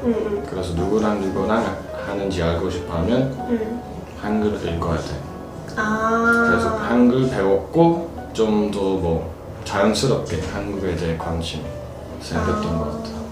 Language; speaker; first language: Korean; non-native, fluent; English